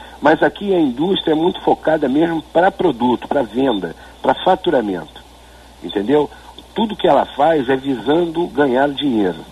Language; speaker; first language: Portuguese; native; Portuguese